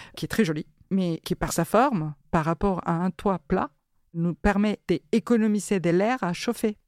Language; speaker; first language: French; non-native, fluent; Spanish